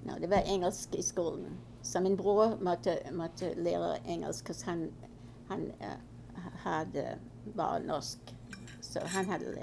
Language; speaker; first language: Norwegian; early bilingual, heritage; Norwegian